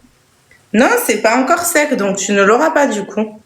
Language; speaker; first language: French; native; French